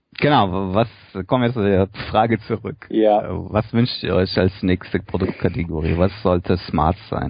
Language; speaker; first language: German; native; German